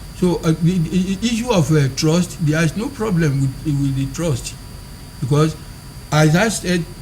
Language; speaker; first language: English; non-native, local second language; Yoruba